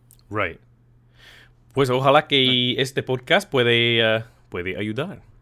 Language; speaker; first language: Spanish; non-native, learner; English